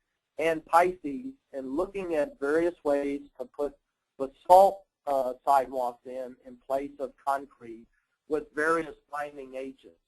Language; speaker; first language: English; native; English